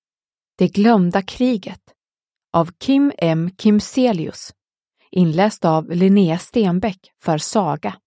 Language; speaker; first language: Swedish; native; Swedish